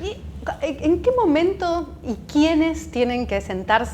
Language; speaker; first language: Spanish; native; Spanish